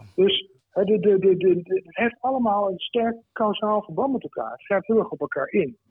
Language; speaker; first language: Dutch; early bilingual, other home language; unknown